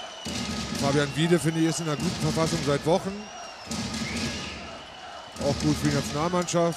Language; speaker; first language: German; native; German